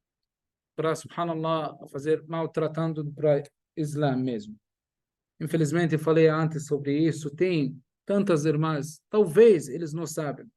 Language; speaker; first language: Portuguese; non-native, fluent; Arabic